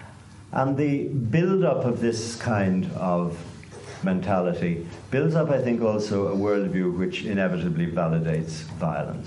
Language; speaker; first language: English; native; English